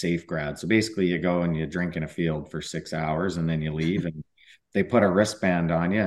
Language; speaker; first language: English; native; English